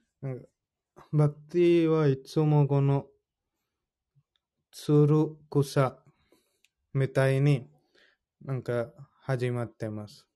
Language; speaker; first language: Japanese; non-native, fluent; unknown